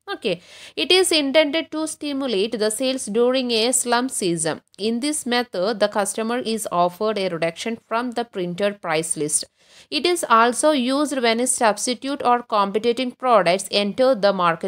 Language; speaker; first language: English; non-native, local second language; Malayalam